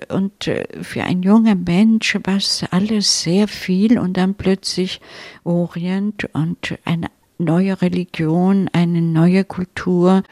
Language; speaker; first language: German; non-native, fluent; Italian